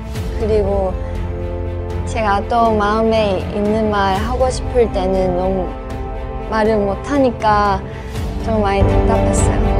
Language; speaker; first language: Korean; non-native, learner; Chinese